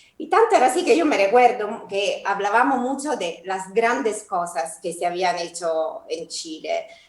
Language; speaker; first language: Spanish; non-native, fluent; Italian